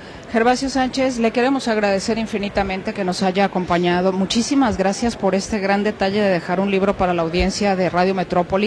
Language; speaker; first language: Spanish; native; Spanish